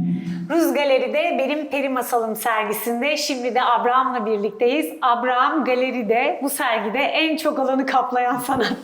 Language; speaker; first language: Turkish; native; Turkish